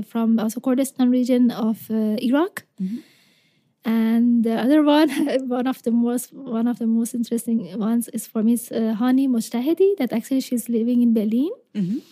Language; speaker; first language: English; non-native, fluent; Persian